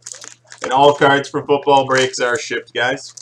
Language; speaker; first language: English; native; English